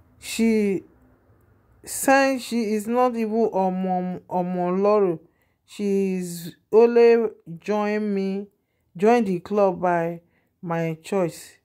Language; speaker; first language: Nigerian Pidgin; non-native, local second language; Yoruba